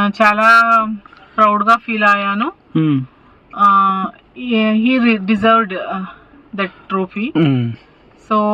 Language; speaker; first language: Telugu; non-native, learner; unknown